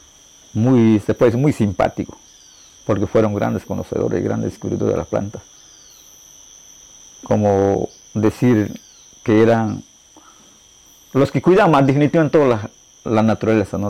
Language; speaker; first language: Spanish; non-native, local second language; Shipibo-Conibo